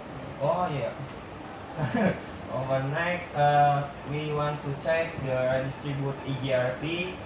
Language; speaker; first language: English; non-native, learner; Indonesian